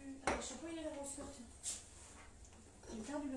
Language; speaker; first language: French; native; French